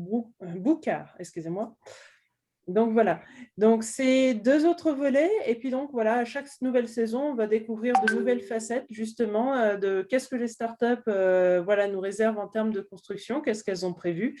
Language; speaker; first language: French; native; French